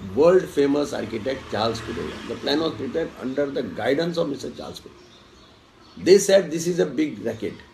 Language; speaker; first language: English; non-native, local second language; Konkani